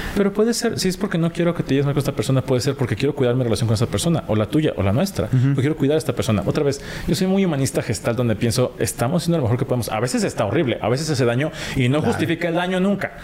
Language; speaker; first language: Spanish; native; Spanish